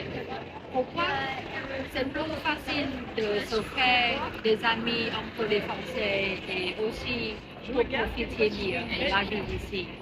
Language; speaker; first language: French; non-native, learner; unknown